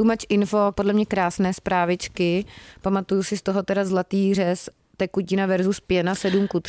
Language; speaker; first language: Czech; native; Czech